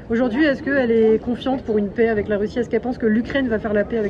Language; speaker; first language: French; native; French